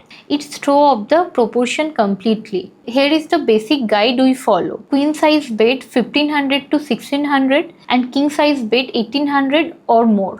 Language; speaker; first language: English; non-native, local second language; Hindi